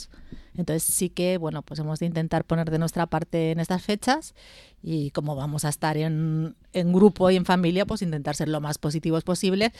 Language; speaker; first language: Spanish; native; Spanish